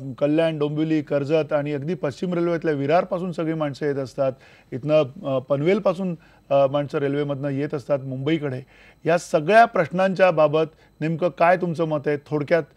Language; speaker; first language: Marathi; native; Marathi